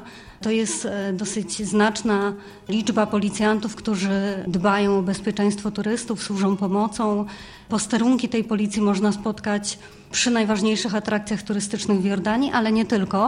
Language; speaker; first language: Polish; native; Polish